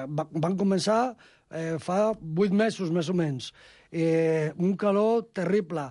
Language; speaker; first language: Catalan; non-native, local second language; Spanish